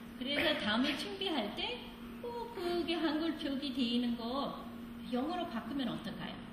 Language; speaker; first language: Korean; non-native, fluent; English